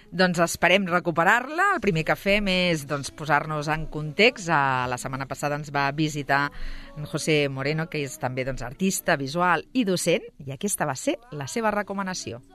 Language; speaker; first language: Catalan; native; Catalan